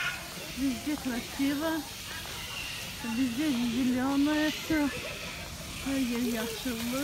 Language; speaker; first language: Russian; non-native, fluent; Azerbaijani